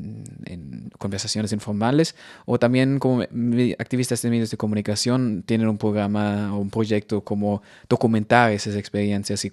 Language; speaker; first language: Spanish; non-native, fluent; German